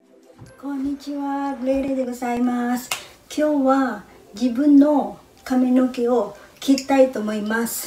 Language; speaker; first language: Japanese; non-native, fluent; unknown